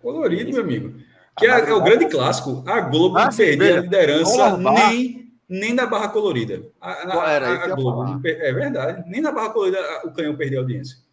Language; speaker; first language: Portuguese; native; Portuguese